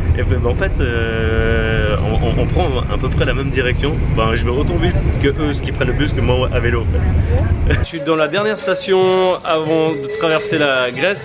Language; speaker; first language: French; native; French